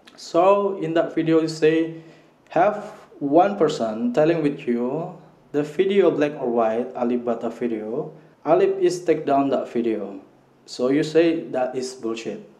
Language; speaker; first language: English; non-native, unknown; Indonesian